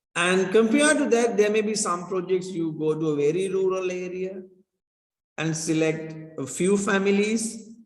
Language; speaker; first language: English; non-native, local second language; Sinhala